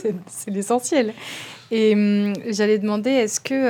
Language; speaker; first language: French; native; French